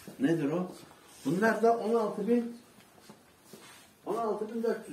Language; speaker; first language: Turkish; native; Turkish